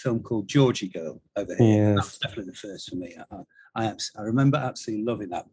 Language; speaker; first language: English; native; English